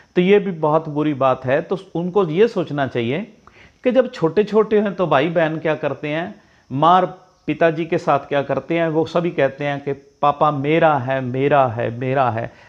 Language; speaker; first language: Hindi; non-native, local second language; Punjabi